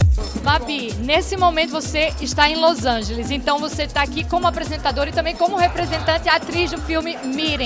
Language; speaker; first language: Portuguese; native; Portuguese